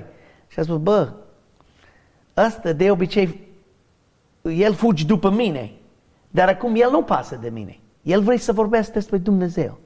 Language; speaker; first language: Romanian; non-native, learner; English